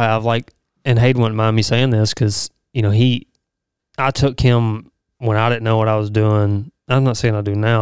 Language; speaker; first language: English; native; English